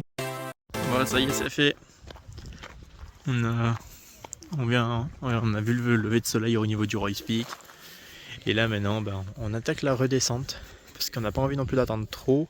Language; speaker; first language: French; native; French